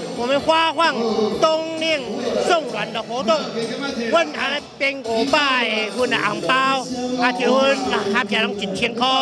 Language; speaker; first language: Chinese; non-native, local second language; Min Nan Chinese